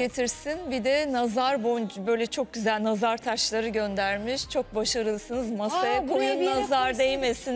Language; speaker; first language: Turkish; native; Turkish